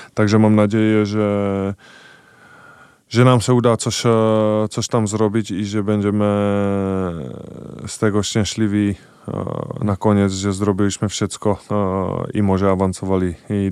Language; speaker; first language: Polish; non-native, fluent; Czech